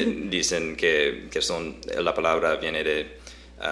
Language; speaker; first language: Spanish; non-native, fluent; English